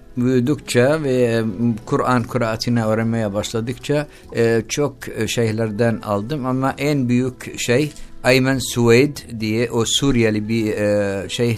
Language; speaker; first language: Turkish; non-native, learner; Arabic